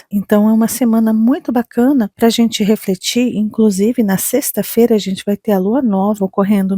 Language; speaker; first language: Portuguese; native; Portuguese